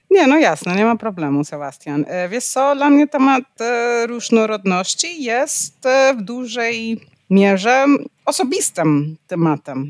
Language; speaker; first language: Polish; non-native, fluent; Spanish